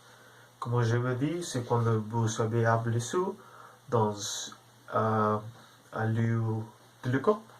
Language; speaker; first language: French; non-native, learner; Spanish